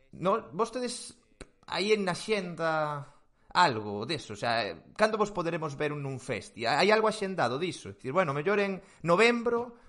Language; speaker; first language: Galician; non-native, local second language; Spanish